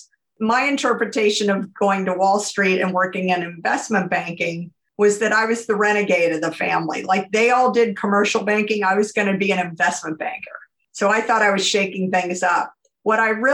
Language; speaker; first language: English; native; English